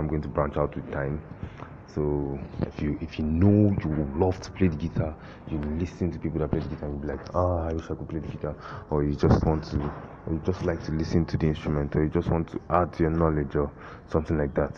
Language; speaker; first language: English; non-native, local second language; Igbo